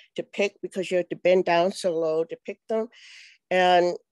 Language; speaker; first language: English; native; English